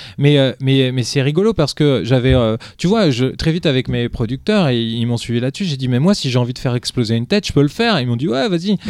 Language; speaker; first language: French; early bilingual, other home language; Portuguese